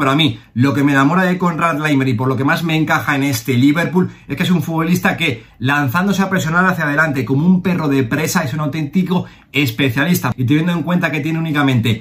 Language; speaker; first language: Spanish; native; Spanish